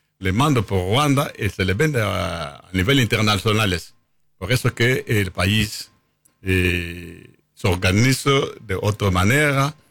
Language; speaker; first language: Spanish; non-native, fluent; Lingala